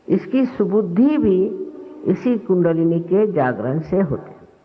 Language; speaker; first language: Hindi; non-native, local second language; Marathi